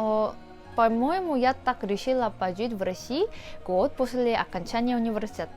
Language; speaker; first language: Russian; non-native, fluent; Korean